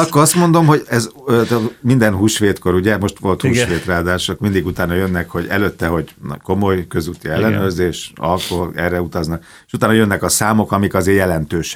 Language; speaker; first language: Hungarian; native; Hungarian